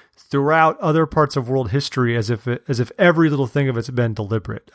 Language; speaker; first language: English; native; English